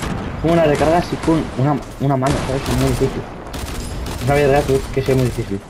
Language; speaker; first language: Spanish; native; Spanish